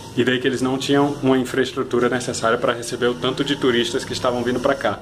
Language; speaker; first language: Portuguese; native; Portuguese